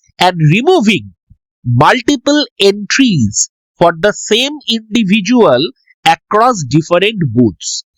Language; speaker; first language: English; non-native, local second language; Bangla